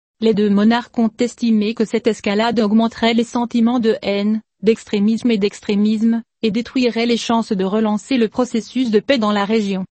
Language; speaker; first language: French; non-native, local second language; Arabic